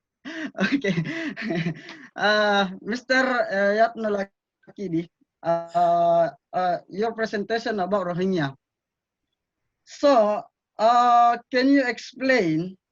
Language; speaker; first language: English; non-native, learner; Indonesian